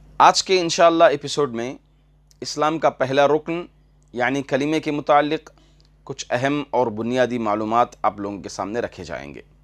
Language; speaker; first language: Urdu; native; Urdu